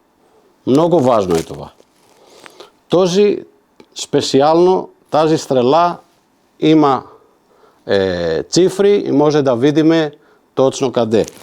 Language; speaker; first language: Bulgarian; non-native, fluent; Macedonian